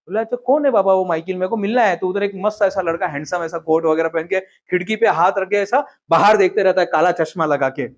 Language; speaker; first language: Hindi; non-native, local second language; Marathi